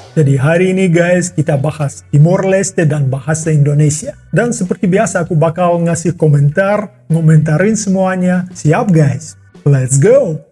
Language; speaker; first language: Indonesian; non-native, fluent; Russian